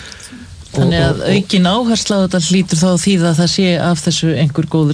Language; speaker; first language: Icelandic; native; Icelandic